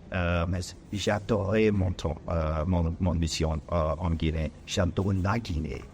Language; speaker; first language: French; non-native, fluent; English